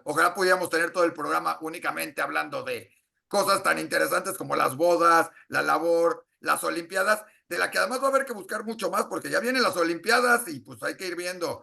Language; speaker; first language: Spanish; native; Spanish